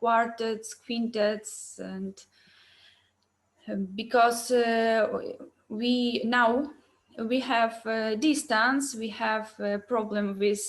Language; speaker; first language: English; non-native, learner; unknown